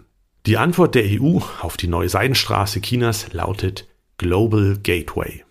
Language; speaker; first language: German; native; German